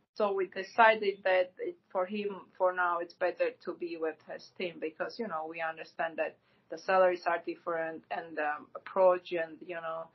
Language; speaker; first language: English; non-native, fluent; Armenian